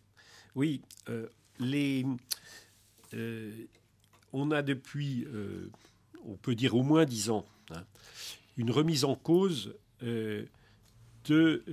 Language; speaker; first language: French; native; French